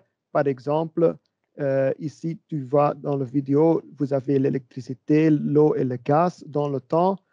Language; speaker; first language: French; non-native, learner; Dutch